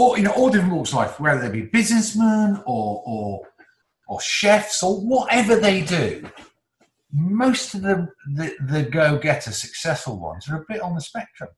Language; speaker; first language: English; native; English